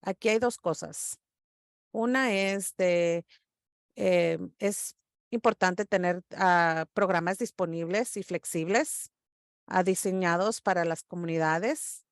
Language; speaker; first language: Spanish; early bilingual, heritage; English